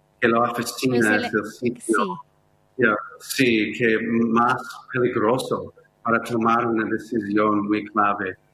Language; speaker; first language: Spanish; non-native, fluent; English